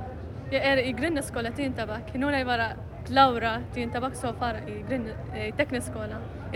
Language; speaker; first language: Icelandic; non-native, learner; Arabic